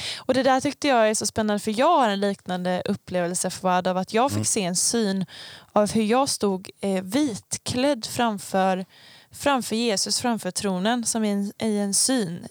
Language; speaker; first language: Swedish; native; Swedish